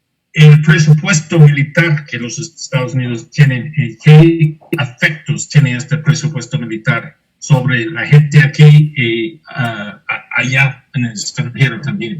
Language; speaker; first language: Spanish; non-native, fluent; English